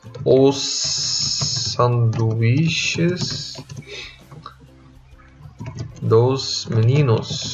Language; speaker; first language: Portuguese; non-native, fluent; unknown